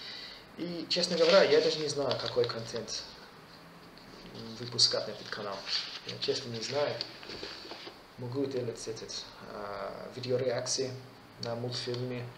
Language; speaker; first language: Russian; non-native, fluent; English